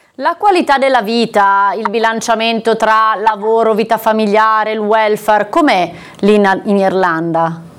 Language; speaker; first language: Italian; native; Italian